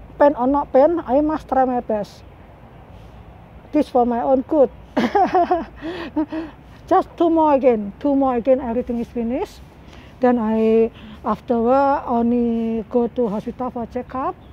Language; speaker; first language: English; non-native, learner; Indonesian